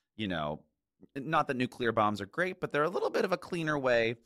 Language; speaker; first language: English; native; English